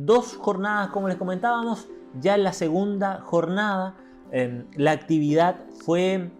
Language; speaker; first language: Spanish; native; Spanish